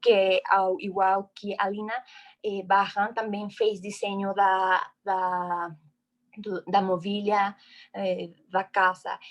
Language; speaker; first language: Portuguese; non-native, fluent; Spanish